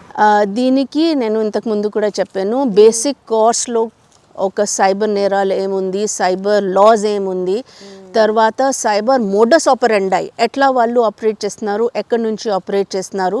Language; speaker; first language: Telugu; non-native, fluent; Hindi